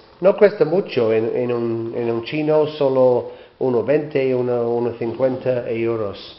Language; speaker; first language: Spanish; non-native, learner; English